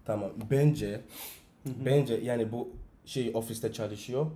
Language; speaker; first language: Turkish; non-native, learner; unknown